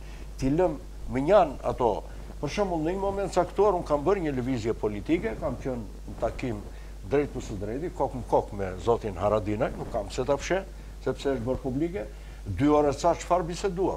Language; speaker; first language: Albanian; native; Albanian